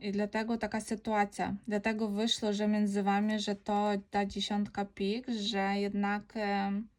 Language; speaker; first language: Polish; non-native, learner; Ukrainian